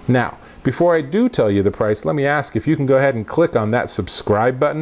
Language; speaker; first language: English; native; English